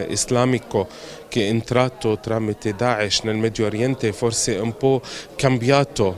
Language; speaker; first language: Italian; non-native, fluent; Arabic